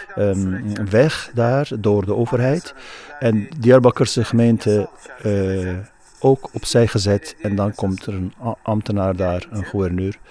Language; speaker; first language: Dutch; non-native, fluent; Kurdish